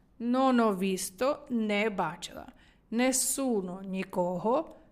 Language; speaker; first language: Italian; non-native, fluent; Ukrainian